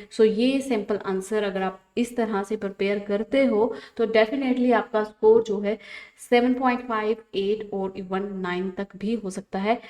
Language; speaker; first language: Hindi; non-native, local second language; Punjabi